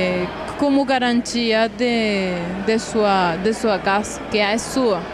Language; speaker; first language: Portuguese; non-native, fluent; Spanish